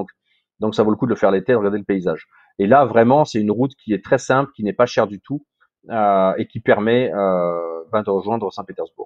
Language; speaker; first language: French; native; French